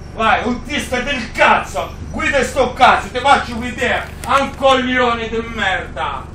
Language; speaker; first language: Italian; non-native, learner; Arabic